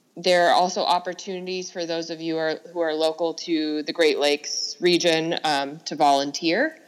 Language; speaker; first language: English; native; English